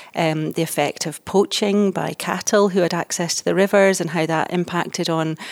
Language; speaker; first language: English; native; English